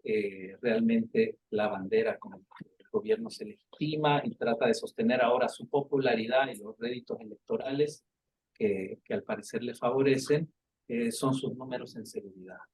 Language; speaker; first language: Spanish; native; Spanish